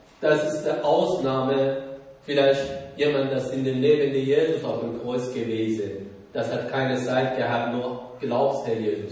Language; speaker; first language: German; non-native, learner; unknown